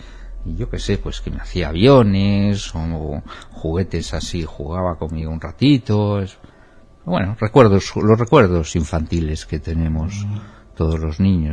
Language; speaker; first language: Spanish; native; Spanish